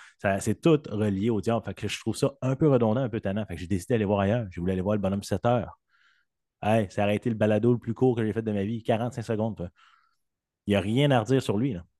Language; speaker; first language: French; native; French